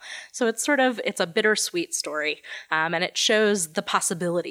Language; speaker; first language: English; native; English